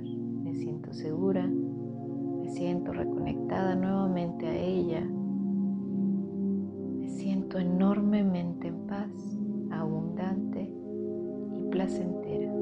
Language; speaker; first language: Spanish; native; Spanish